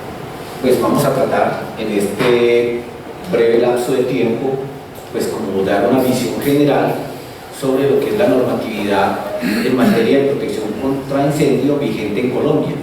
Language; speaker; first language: Spanish; native; Spanish